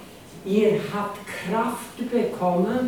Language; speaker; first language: German; non-native, fluent; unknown